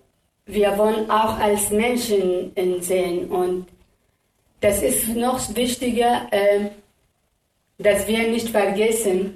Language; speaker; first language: German; non-native, learner; Kurdish